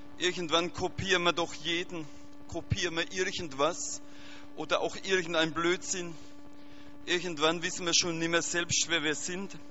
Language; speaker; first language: German; native; German